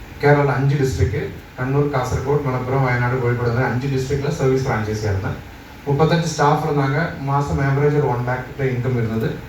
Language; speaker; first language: Tamil; non-native, local second language; Malayalam